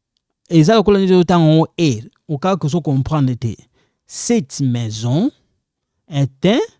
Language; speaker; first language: French; non-native, local second language; Lingala